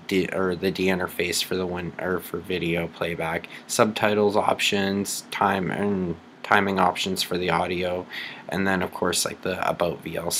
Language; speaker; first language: English; native; English